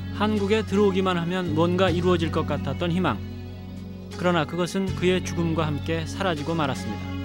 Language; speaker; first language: Korean; native; Korean